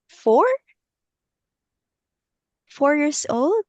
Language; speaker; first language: English; non-native, local second language; Filipino